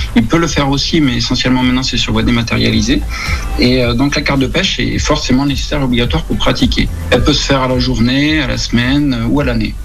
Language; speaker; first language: French; native; French